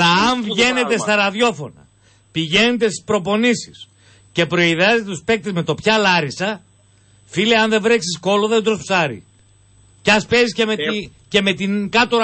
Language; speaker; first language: Greek; native; Greek